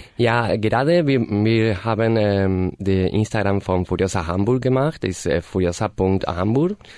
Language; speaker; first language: German; non-native, learner; Spanish